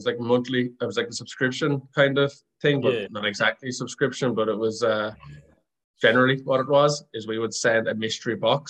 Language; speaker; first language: English; native; English